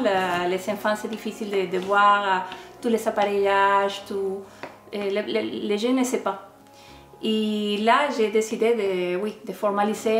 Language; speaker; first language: French; non-native, fluent; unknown